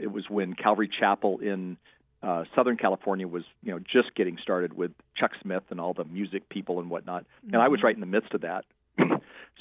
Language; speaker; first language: English; native; English